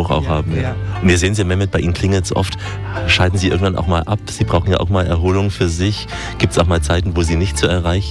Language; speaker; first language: German; native; German